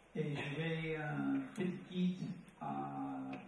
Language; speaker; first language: French; non-native, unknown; English